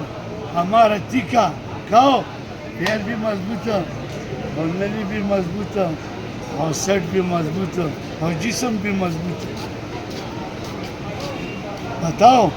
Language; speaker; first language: Hindi; non-native, local second language; Pashto